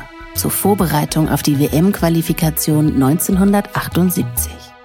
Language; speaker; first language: German; native; German